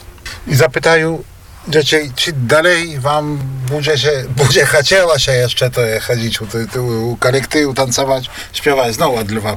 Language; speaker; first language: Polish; non-native, local second language; Belarusian